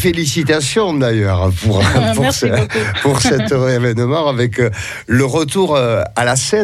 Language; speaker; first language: French; native; French